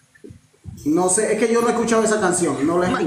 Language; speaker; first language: Spanish; non-native, local second language; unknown